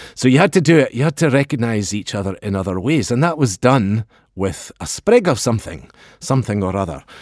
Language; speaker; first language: English; native; English